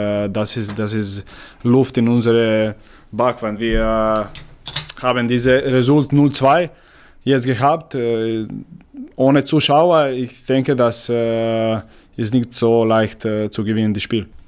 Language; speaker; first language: German; non-native, learner; Croatian